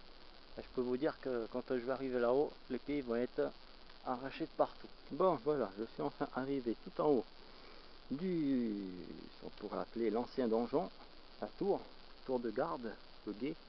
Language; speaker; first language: French; native; French